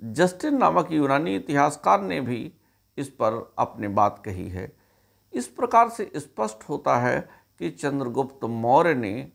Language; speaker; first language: Hindi; native; Hindi